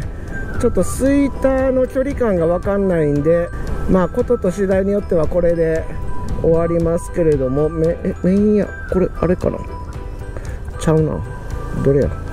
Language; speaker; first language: Japanese; native; Japanese